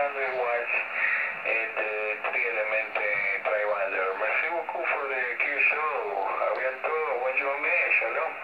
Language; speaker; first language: French; non-native, learner; Hebrew